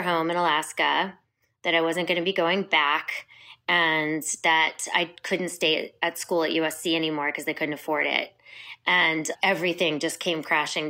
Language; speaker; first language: English; native; English